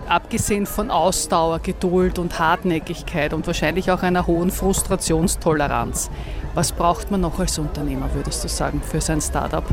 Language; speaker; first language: German; native; German